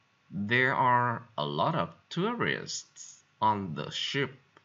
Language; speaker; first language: English; non-native, fluent; Vietnamese